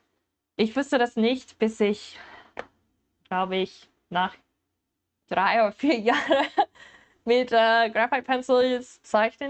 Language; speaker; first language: German; non-native, learner; English